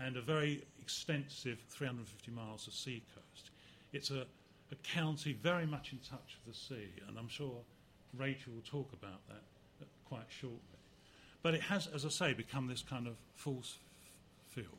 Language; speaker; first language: English; native; English